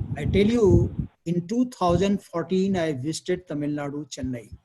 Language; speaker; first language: English; non-native, local second language; Hindi